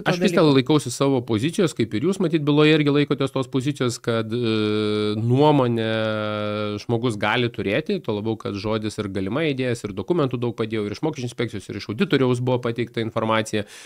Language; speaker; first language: Lithuanian; native; Lithuanian